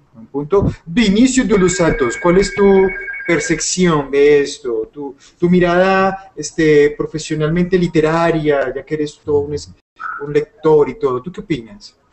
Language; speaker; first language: Spanish; native; Spanish